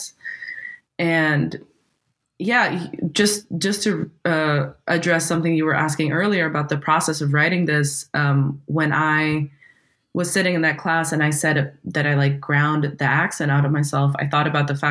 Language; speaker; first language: English; non-native, fluent; Portuguese